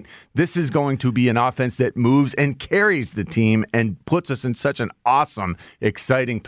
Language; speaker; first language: English; native; English